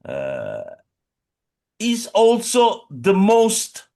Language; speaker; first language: English; non-native, fluent; Italian